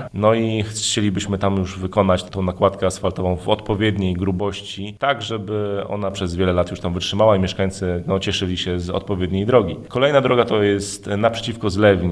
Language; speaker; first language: Polish; native; Polish